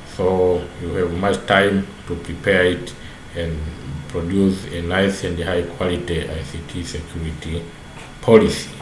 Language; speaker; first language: English; non-native, local second language; Swahili